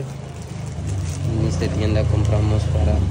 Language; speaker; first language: Spanish; non-native, learner; Urdu